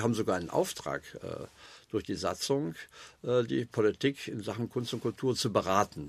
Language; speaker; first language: German; native; German